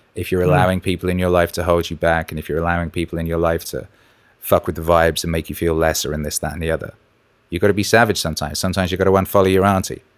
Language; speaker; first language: English; native; English